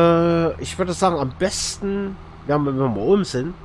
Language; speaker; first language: German; native; German